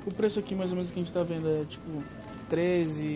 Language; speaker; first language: Portuguese; native; Portuguese